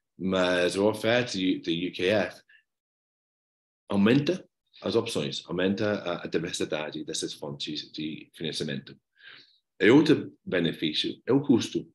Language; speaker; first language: Portuguese; non-native, fluent; English